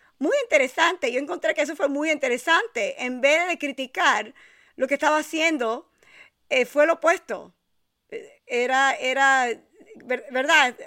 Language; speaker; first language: Spanish; early bilingual, heritage; Spanish